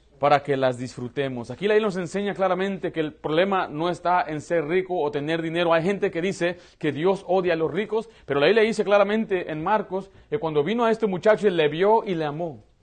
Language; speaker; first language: Spanish; early bilingual, heritage; Spanish